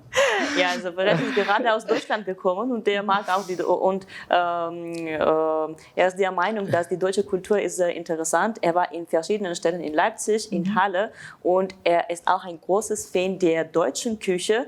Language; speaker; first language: German; non-native, fluent; Armenian